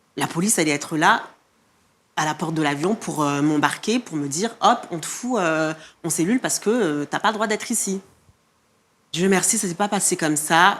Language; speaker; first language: French; non-native, local second language; Malagasy